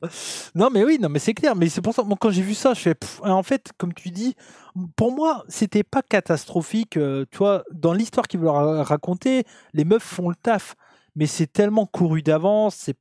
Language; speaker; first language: French; native; French